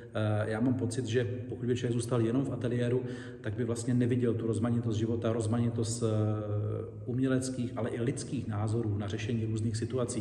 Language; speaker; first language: Czech; native; Czech